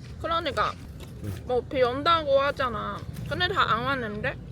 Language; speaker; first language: Korean; non-native, fluent; Chinese